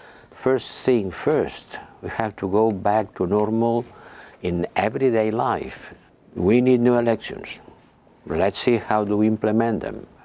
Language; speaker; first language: English; non-native, fluent; Spanish